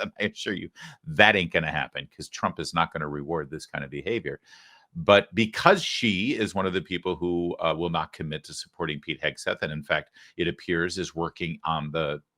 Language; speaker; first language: English; native; English